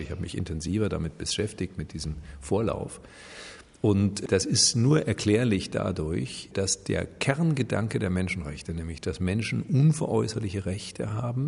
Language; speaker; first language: German; native; German